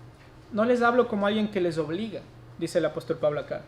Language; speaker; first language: Spanish; native; Spanish